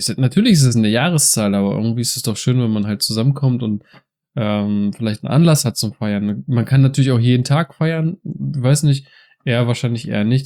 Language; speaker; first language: German; native; German